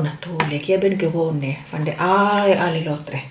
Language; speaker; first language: Dutch; non-native, learner; Indonesian